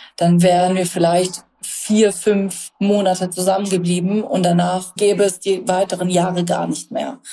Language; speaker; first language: German; early bilingual, other home language; Russian